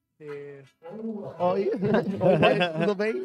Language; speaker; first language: Portuguese; non-native, learner; Italian